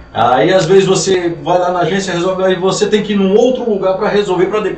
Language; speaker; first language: Portuguese; native; Portuguese